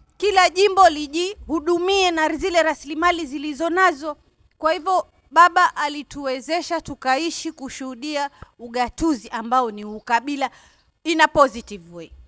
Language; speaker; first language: Swahili; native; Swahili